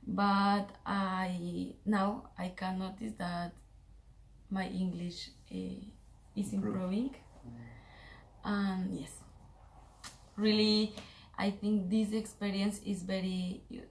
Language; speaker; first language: English; non-native, learner; Spanish